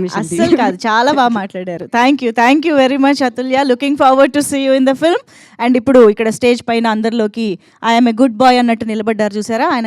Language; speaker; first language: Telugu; native; Telugu